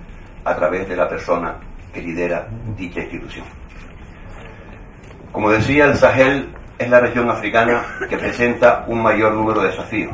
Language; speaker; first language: Spanish; native; Spanish